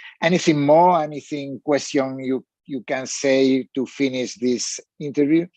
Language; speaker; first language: English; non-native, learner; Spanish